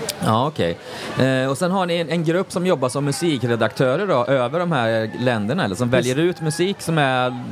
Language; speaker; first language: Swedish; native; Swedish